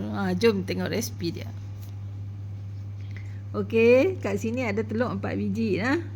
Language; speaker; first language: Malay; native; Malay